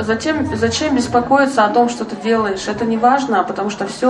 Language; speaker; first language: Russian; native; Russian